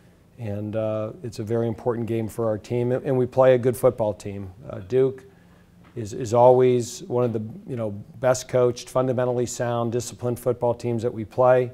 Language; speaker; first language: English; native; English